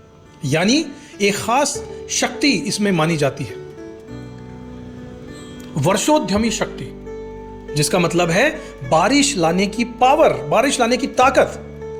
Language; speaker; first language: Hindi; native; Hindi